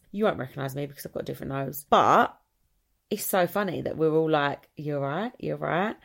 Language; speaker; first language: English; native; English